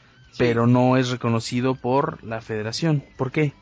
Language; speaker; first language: Spanish; native; Spanish